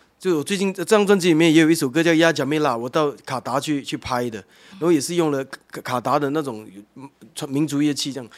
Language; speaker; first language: Chinese; native; Chinese